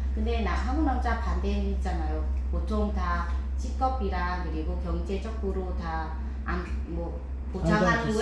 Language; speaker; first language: Korean; non-native, fluent; Vietnamese